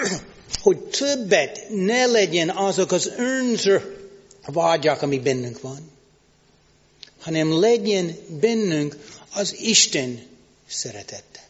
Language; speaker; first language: Hungarian; non-native, fluent; English